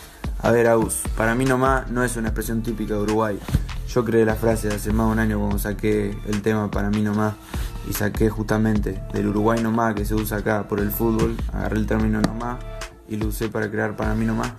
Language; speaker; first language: Spanish; native; Spanish